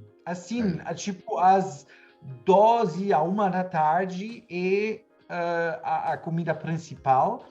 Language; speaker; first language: Portuguese; non-native, fluent; German